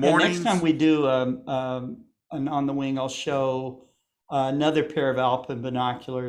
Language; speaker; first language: English; native; English